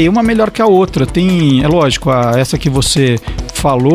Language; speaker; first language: Portuguese; native; Portuguese